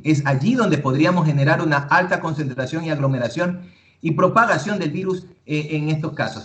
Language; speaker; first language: Spanish; native; Spanish